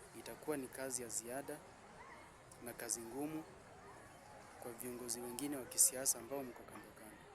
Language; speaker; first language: Swahili; non-native, local second language; Gusii